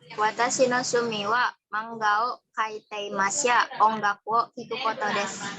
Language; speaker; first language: Japanese; non-native, learner; Indonesian